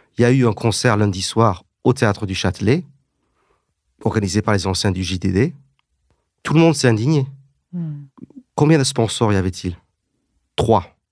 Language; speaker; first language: French; early bilingual, heritage; English